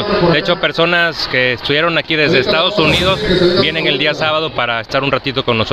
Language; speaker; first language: Spanish; native; Spanish